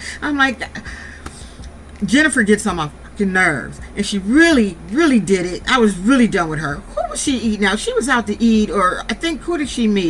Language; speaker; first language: English; native; English